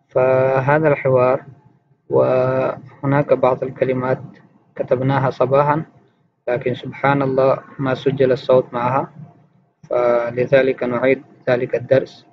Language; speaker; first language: Arabic; non-native, fluent; Urdu